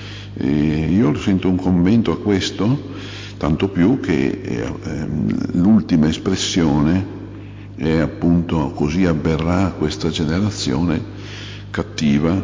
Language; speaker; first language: Italian; native; Italian